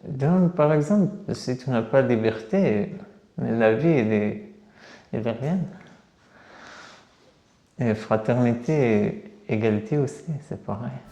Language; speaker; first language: French; non-native, learner; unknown